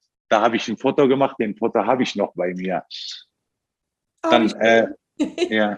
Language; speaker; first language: German; non-native, fluent; Turkish